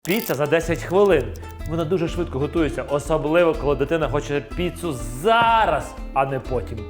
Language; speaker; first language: Ukrainian; native; Ukrainian